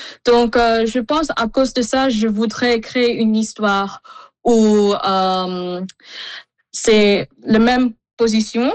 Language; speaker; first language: French; non-native, fluent; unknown